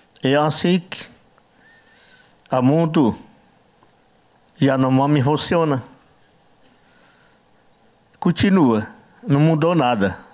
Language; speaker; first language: Portuguese; non-native, learner; Yanomámi